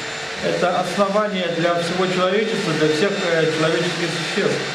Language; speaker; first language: Russian; native; Russian